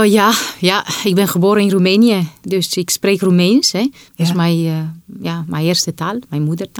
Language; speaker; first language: Dutch; non-native, fluent; Romanian